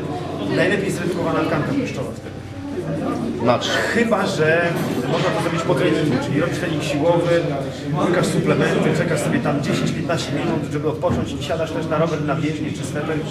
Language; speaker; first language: Polish; native; Polish